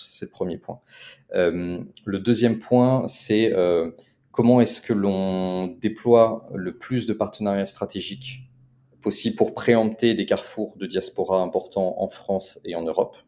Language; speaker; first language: French; native; French